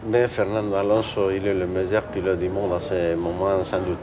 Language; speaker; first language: French; non-native, fluent; Spanish